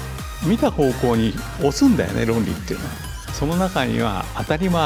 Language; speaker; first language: Japanese; native; Japanese